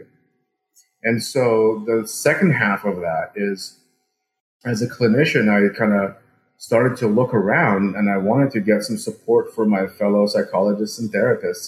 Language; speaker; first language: English; early bilingual, other home language; Russian